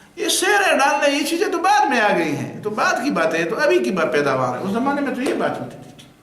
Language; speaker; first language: Urdu; non-native, local second language; Pashto